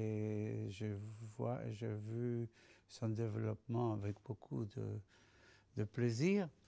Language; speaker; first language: French; non-native, fluent; Spanish